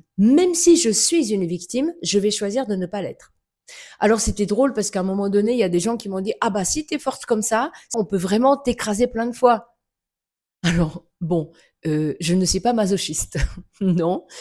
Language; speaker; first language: French; native; French